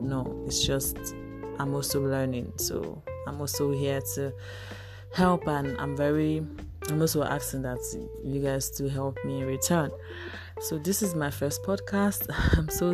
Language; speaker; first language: English; non-native, local second language; Igbo